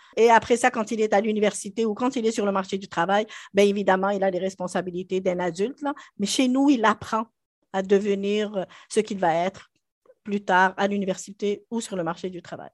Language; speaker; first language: French; non-native, local second language; Arabic